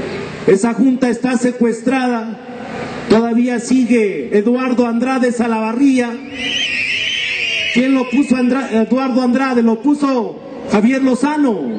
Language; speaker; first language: Spanish; native; Spanish